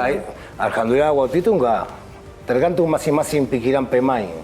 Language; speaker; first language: Indonesian; non-native, fluent; Spanish